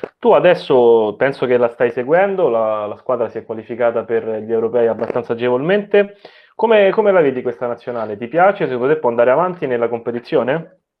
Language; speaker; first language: Italian; native; Italian